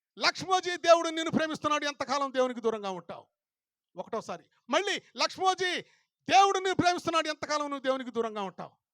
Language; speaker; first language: Telugu; non-native, local second language; Lambadi